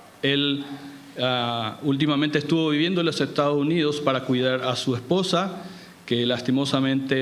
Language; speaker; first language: Spanish; native; Spanish